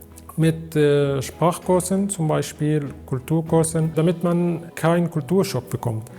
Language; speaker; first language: German; non-native, learner; Arabic